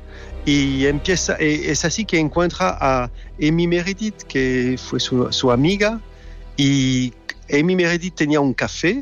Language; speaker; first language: Spanish; non-native, fluent; French